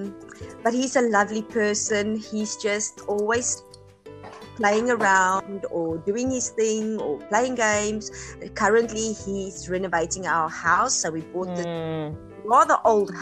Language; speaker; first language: English; non-native, local second language; Afrikaans